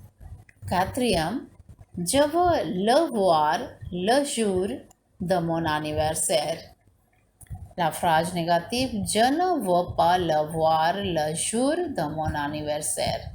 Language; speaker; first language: French; non-native, learner; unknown